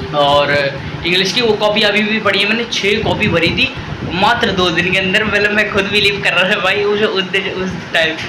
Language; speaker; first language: Hindi; native; Hindi